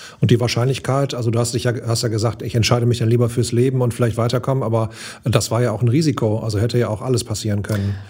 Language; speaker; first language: German; native; German